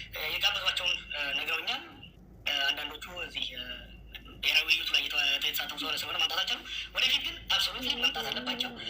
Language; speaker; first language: Amharic; non-native, local second language; Oromo